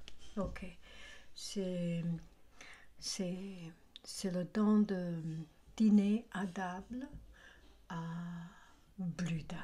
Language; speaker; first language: French; non-native, learner; Chinese